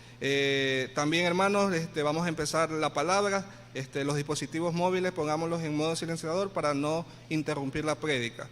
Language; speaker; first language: Spanish; native; Spanish